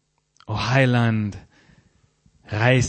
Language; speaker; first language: German; non-native, fluent; English